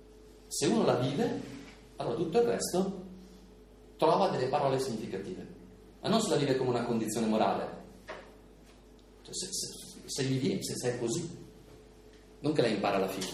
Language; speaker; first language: Italian; native; Italian